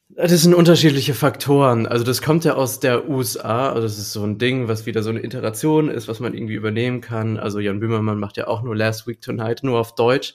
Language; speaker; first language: German; native; German